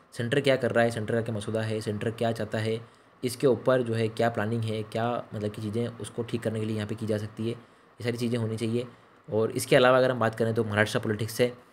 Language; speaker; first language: Hindi; native; Hindi